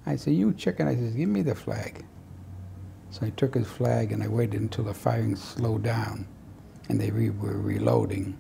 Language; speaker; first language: English; native; English